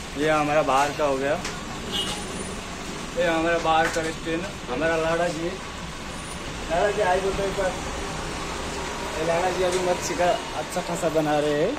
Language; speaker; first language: Hindi; non-native, local second language; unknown